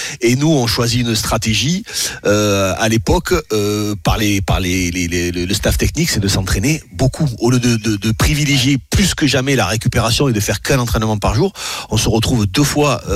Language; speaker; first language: French; native; French